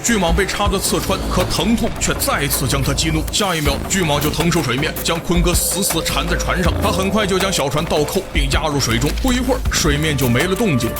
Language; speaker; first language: Chinese; native; Chinese